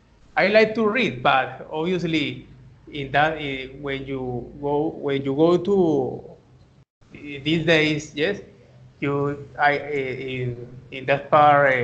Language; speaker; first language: English; non-native, learner; Spanish